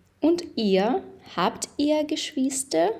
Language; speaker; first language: German; non-native, fluent; Ukrainian